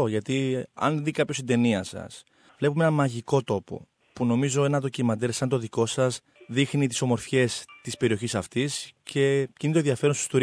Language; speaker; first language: Greek; native; Greek